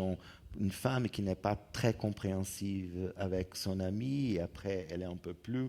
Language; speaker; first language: French; non-native, fluent; Portuguese